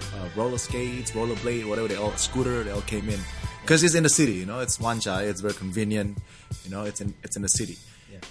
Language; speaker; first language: English; early bilingual, other home language; Indonesian